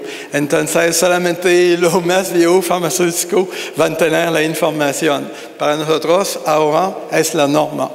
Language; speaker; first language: Spanish; non-native, learner; French